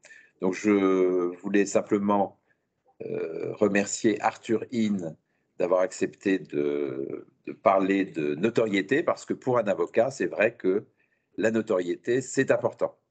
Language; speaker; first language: French; native; French